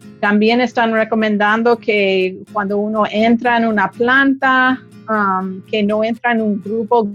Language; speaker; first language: Spanish; non-native, fluent; English